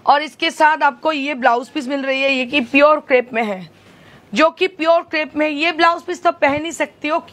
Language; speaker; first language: Hindi; non-native, local second language; Bangla